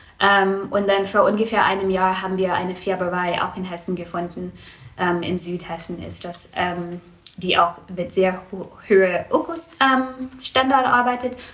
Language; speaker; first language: German; non-native, fluent; English